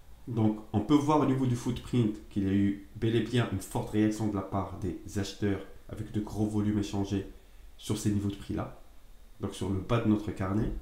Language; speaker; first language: French; native; French